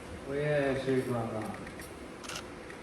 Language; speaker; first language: Chinese; non-native, learner; Japanese